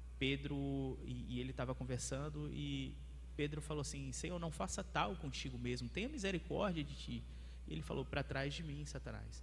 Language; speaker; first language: Portuguese; native; Portuguese